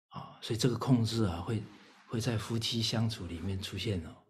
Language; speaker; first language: Chinese; native; Chinese